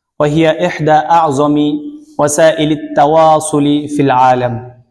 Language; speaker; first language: Arabic; non-native, learner; Bangla